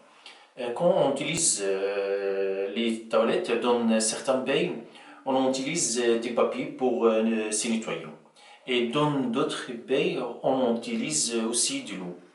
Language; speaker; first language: French; non-native, fluent; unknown